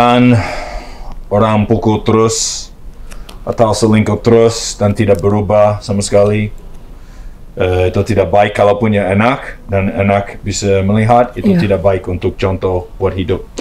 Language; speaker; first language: Indonesian; non-native, learner; English